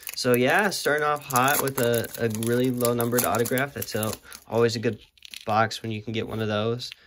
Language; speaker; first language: English; native; English